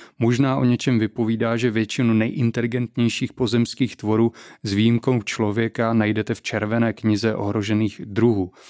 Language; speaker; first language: Czech; native; Czech